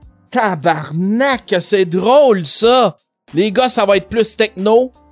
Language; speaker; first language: French; native; French